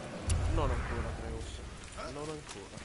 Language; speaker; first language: Italian; native; Italian